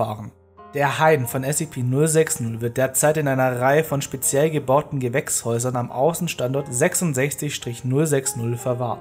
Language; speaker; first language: German; native; German